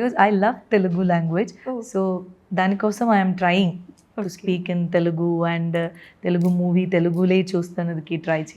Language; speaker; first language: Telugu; non-native, learner; Malayalam